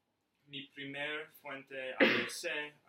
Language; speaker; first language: Spanish; non-native, learner; English